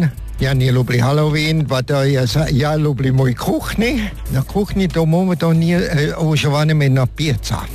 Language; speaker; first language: Polish; non-native, learner; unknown